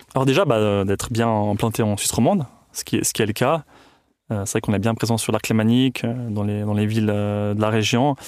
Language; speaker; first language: French; early bilingual, other home language; Italian